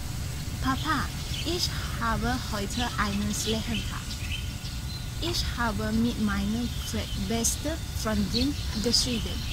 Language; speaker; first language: German; non-native, learner; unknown